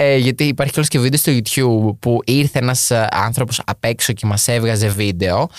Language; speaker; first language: Greek; native; Greek